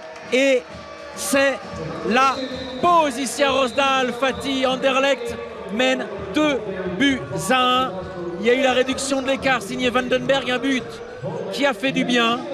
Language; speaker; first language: French; native; French